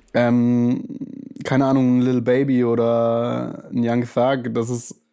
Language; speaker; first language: German; native; German